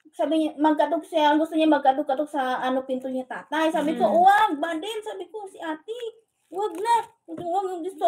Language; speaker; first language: Filipino; non-native, local second language; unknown